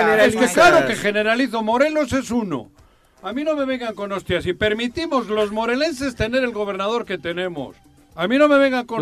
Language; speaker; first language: Spanish; native; Spanish